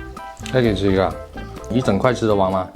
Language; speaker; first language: Chinese; native; Chinese